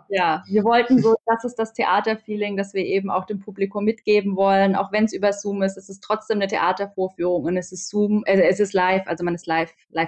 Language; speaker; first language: German; native; German